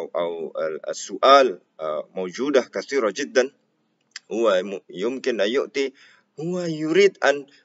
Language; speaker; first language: Arabic; non-native, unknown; Indonesian